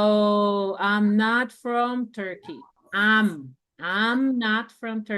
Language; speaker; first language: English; non-native, fluent; Spanish